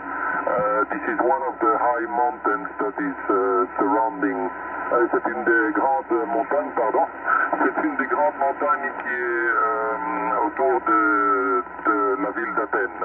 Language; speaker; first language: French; non-native, fluent; Greek